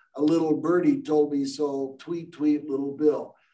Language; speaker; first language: English; native; English